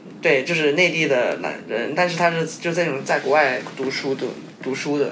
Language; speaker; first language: Chinese; native; Chinese